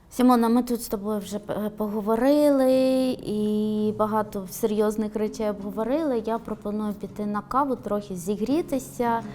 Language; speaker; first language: Ukrainian; non-native, local second language; Romany